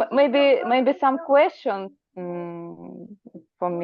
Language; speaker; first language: English; non-native, learner; Ukrainian